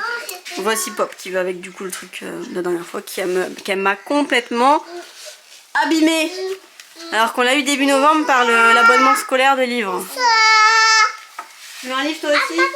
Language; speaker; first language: French; native; French